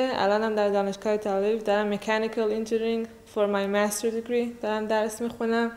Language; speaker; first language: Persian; early bilingual, heritage; Persian